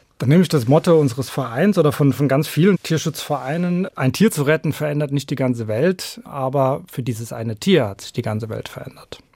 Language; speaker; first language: German; early bilingual, other home language; Norwegian